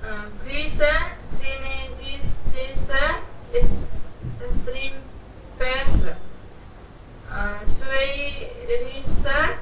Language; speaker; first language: German; non-native, learner; Hindi